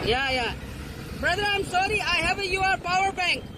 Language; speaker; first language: English; non-native, learner; Hindi